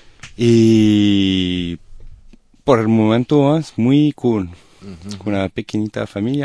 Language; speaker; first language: Spanish; non-native, learner; French